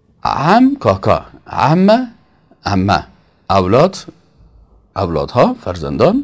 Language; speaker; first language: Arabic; non-native, fluent; Persian